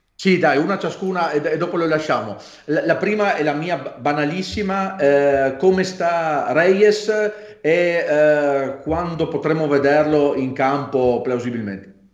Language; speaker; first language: Italian; native; Italian